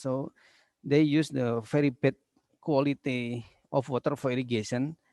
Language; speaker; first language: English; non-native, learner; Indonesian